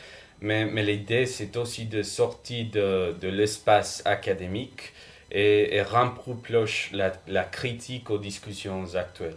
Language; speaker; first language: French; non-native, fluent; Spanish